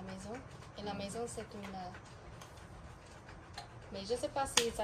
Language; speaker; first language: French; non-native, fluent; English